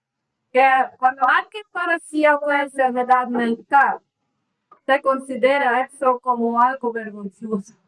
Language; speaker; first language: Spanish; non-native, learner; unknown